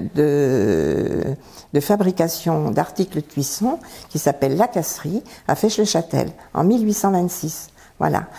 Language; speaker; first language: French; native; French